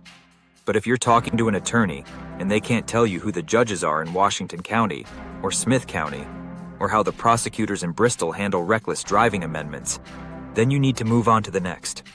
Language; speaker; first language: English; native; English